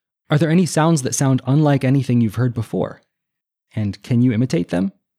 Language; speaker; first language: English; native; English